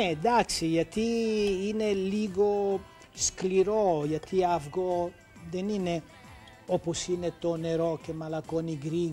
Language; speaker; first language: Greek; non-native, learner; Italian